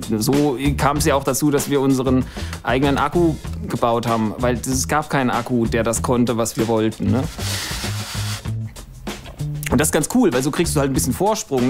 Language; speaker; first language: German; native; German